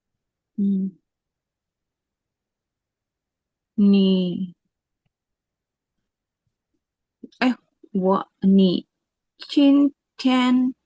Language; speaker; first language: Chinese; non-native, learner; Indonesian